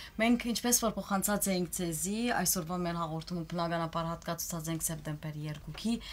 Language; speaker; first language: Armenian; early bilingual, heritage; Armenian